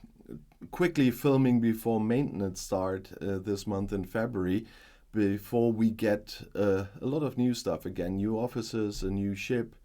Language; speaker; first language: English; non-native, fluent; German